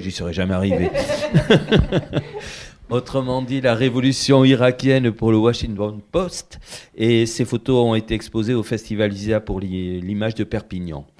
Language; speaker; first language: French; native; French